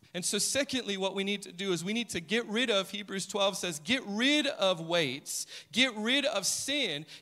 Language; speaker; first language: English; native; English